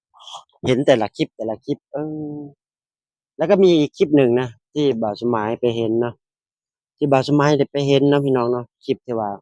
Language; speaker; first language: Thai; non-native, local second language; Northeastern Thai